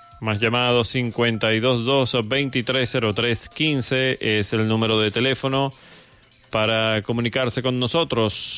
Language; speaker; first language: Spanish; native; Spanish